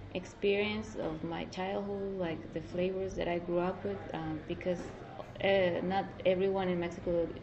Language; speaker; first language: English; non-native, fluent; Spanish